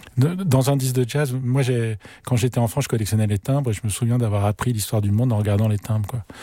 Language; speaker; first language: French; native; French